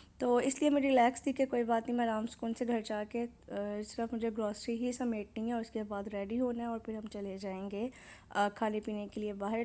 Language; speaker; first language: Urdu; native; Urdu